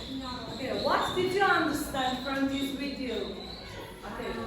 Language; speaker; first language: English; non-native, fluent; Mongolian